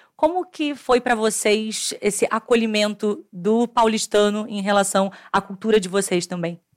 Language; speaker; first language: Portuguese; native; Portuguese